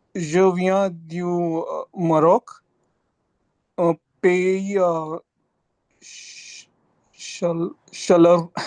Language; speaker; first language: French; non-native, learner; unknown